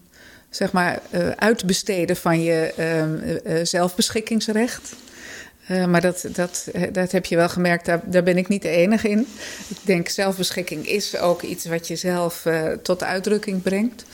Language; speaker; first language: Dutch; native; Dutch